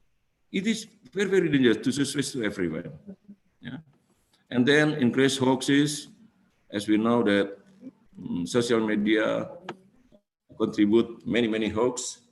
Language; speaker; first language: English; non-native, fluent; Indonesian